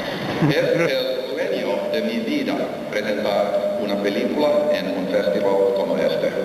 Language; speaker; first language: Spanish; non-native, fluent; Finnish